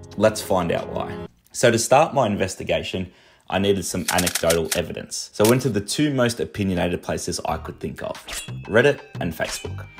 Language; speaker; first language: English; native; English